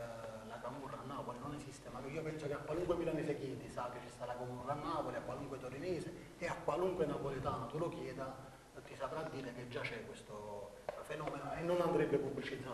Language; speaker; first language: Italian; native; Italian